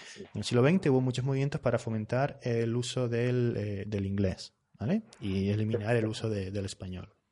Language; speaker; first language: Spanish; native; Spanish